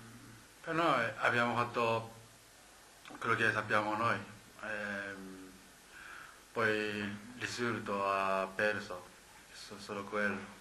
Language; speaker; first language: Italian; non-native, learner; Japanese